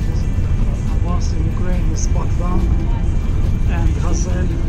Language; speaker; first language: English; non-native, learner; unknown